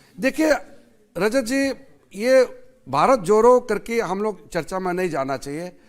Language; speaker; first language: Hindi; non-native, local second language; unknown